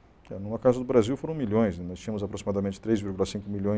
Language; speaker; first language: Portuguese; native; Portuguese